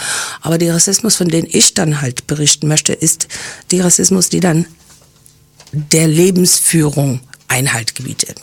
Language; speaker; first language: German; early bilingual, other home language; English